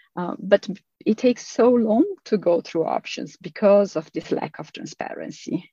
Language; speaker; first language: English; non-native, fluent; Portuguese